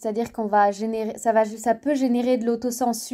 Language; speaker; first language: French; native; French